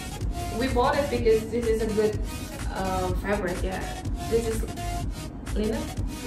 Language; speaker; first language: English; non-native, fluent; Indonesian